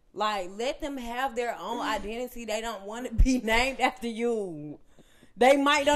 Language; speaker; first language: English; native; English